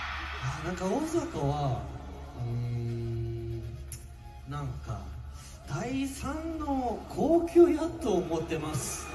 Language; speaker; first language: Japanese; non-native, learner; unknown